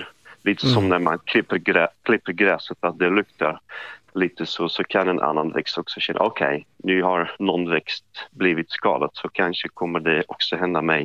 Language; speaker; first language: Swedish; non-native, fluent; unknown